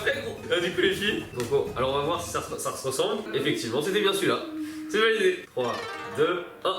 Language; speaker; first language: French; native; French